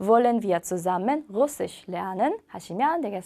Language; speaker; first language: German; non-native, fluent; Korean